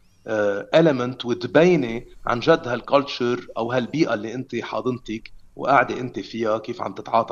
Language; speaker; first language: Arabic; native; Arabic